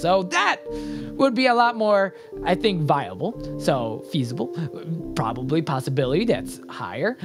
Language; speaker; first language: English; early bilingual, other home language; Japanese